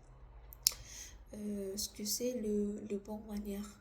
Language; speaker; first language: French; non-native, learner; Korean